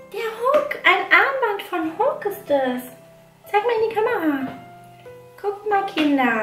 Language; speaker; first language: German; native; German